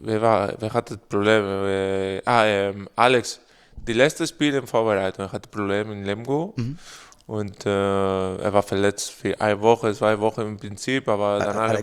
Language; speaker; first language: German; non-native, learner; Spanish